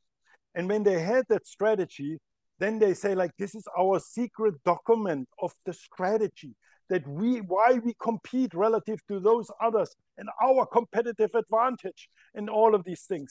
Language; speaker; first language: English; non-native, fluent; German